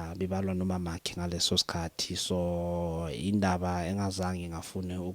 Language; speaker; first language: Zulu; non-native, local second language; Southern Sotho